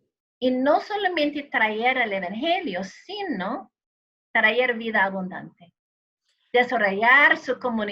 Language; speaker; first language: Spanish; non-native, fluent; English